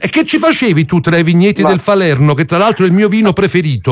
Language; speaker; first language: Italian; native; Italian